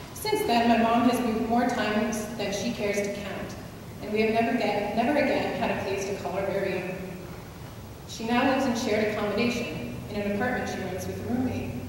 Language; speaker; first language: English; native; English